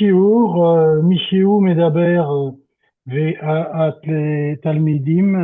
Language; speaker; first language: Hebrew; non-native, learner; French